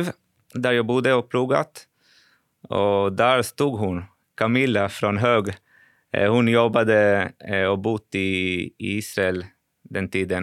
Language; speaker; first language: Swedish; non-native, fluent; Spanish